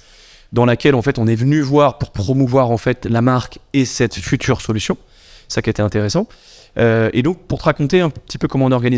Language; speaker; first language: French; native; French